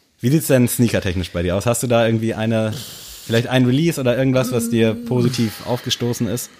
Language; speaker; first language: German; native; German